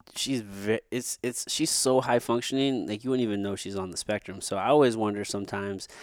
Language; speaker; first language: English; native; English